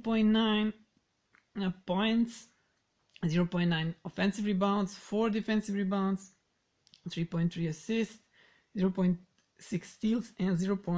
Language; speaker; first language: English; non-native, fluent; Serbian